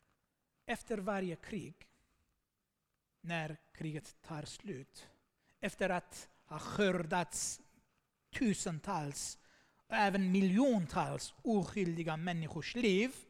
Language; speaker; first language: Swedish; non-native, fluent; Armenian